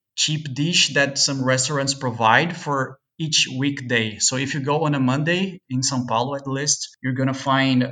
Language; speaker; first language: English; non-native, fluent; Portuguese